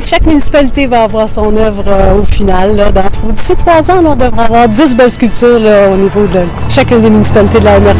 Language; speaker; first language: French; native; French